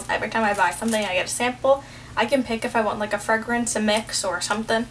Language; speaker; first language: English; native; English